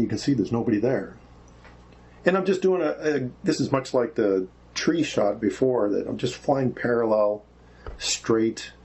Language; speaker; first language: English; native; English